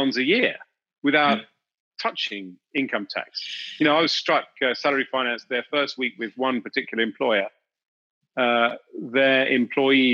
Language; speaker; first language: English; native; English